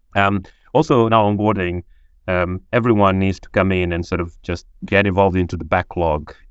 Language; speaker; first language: English; non-native, fluent; Portuguese